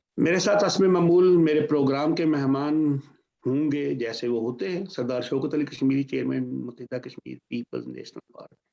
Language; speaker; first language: Urdu; non-native, local second language; Punjabi